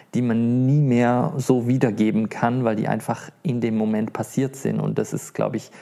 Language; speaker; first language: German; native; German